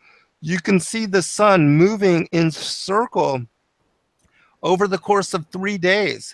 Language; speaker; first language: English; native; English